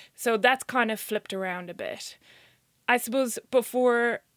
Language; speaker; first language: English; native; English